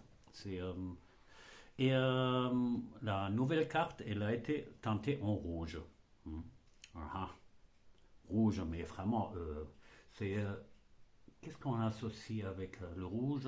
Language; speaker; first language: French; non-native, fluent; German